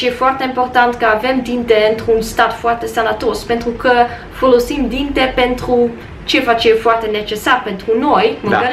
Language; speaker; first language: Romanian; non-native, learner; Dutch